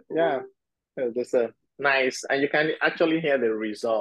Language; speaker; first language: English; non-native, local second language; Igbo